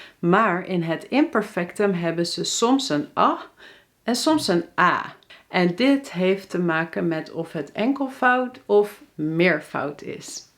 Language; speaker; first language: Dutch; native; Dutch